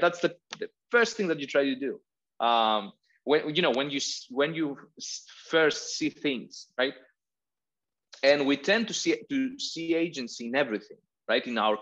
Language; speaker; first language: English; non-native, fluent; Greek